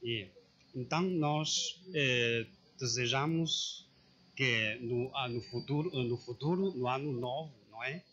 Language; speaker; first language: Portuguese; non-native, learner; Chinese